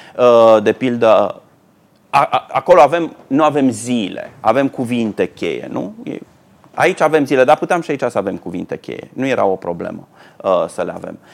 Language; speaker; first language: Romanian; native; Romanian